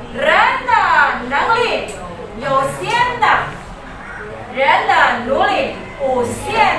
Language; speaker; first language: Chinese; non-native, fluent; Indonesian